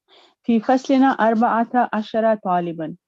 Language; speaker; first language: Arabic; non-native, learner; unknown